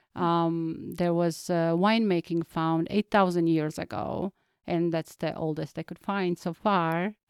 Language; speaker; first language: English; non-native, fluent; Georgian